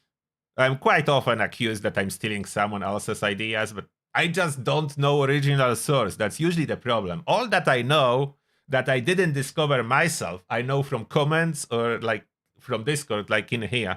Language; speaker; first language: English; non-native, fluent; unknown